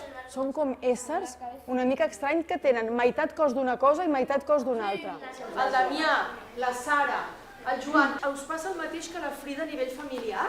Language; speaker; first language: Catalan; native; Catalan